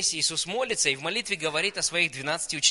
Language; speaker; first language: Russian; native; Russian